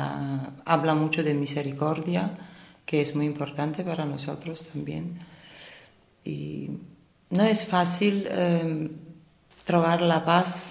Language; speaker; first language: Spanish; non-native, fluent; Italian